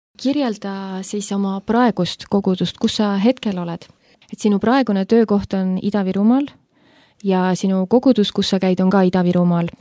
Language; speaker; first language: Estonian; native; Estonian